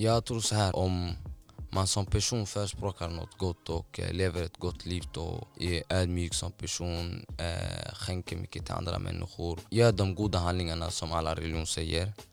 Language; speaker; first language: Swedish; non-native, fluent; Somali